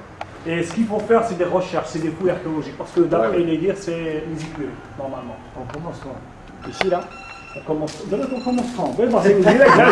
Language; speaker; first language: French; non-native, local second language; Arabic